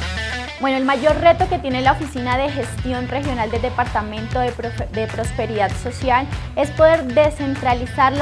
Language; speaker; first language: Spanish; native; Spanish